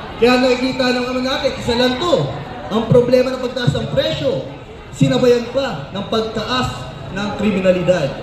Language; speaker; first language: Filipino; native; Filipino